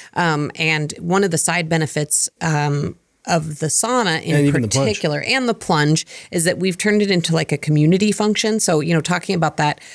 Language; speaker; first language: English; native; English